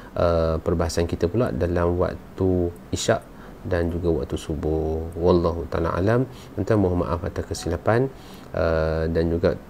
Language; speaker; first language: Malay; native; Malay